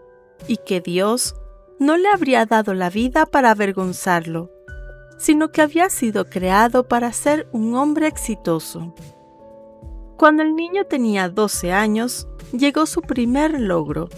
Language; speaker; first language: Spanish; native; Spanish